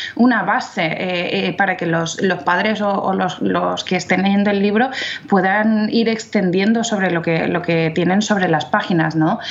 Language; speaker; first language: Spanish; non-native, fluent; English